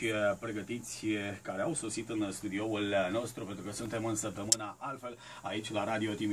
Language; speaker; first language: Romanian; native; Romanian